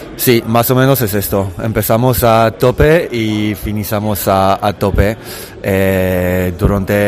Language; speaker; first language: Spanish; non-native, fluent; Italian